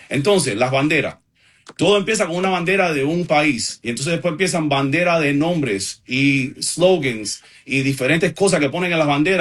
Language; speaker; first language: Spanish; early bilingual, heritage; Spanish